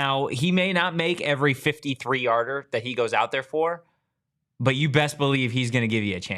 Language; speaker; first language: English; native; English